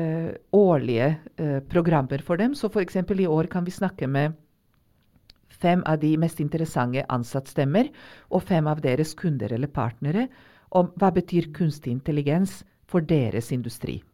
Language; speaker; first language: Norwegian; non-native, fluent; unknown